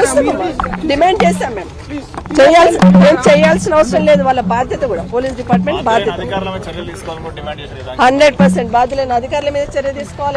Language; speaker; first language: Telugu; native; Telugu